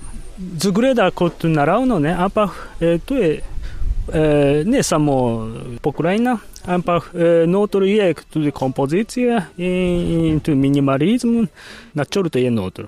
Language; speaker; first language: Slovenian; non-native, learner; Japanese